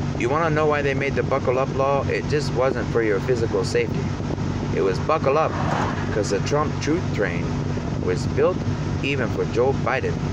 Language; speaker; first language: English; native; English